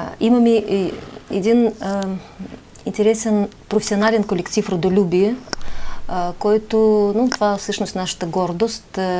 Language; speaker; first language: Bulgarian; early bilingual, heritage; Bulgarian